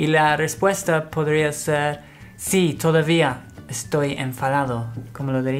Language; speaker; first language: Spanish; non-native, fluent; English